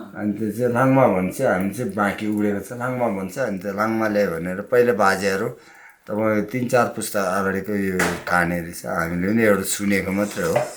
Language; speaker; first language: Nepali; non-native, local second language; Sherpa